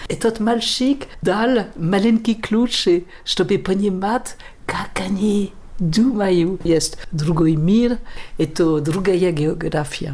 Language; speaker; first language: Russian; non-native, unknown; French